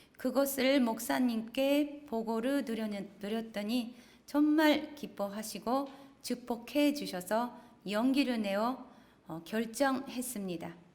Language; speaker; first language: Korean; non-native, fluent; Japanese